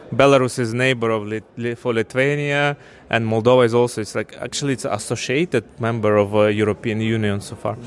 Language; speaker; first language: English; non-native, fluent; Ukrainian